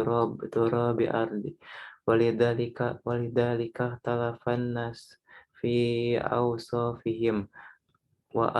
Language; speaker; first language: Arabic; non-native, learner; Indonesian